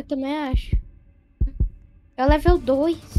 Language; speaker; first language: Portuguese; native; Portuguese